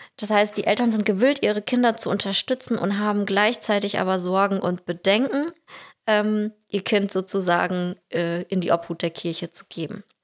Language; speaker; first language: German; early bilingual, heritage; Russian